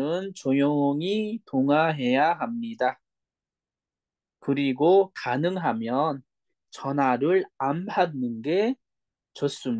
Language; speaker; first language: Korean; non-native, fluent; Nepali